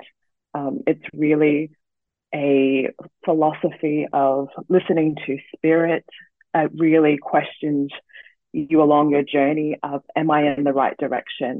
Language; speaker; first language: English; native; English